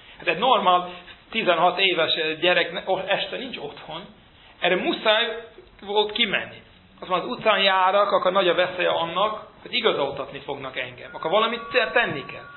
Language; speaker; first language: Hungarian; early bilingual, heritage; Hungarian